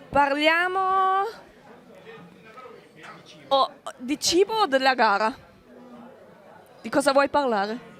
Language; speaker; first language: Italian; non-native, local second language; German